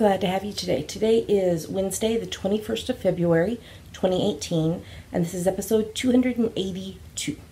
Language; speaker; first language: English; native; English